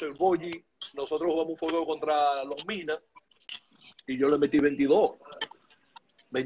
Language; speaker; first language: Spanish; native; Spanish